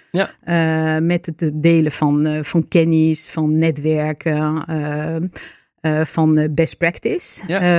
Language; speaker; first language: Dutch; non-native, fluent; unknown